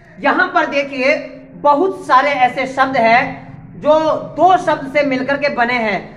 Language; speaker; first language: Hindi; native; Hindi